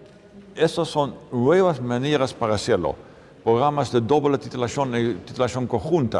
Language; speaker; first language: Spanish; non-native, fluent; Dutch